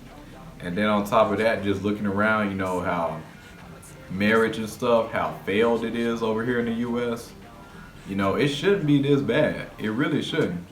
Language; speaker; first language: English; native; English